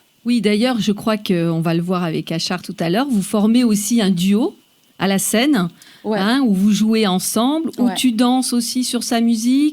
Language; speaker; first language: French; native; French